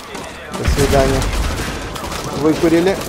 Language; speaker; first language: Russian; native; Russian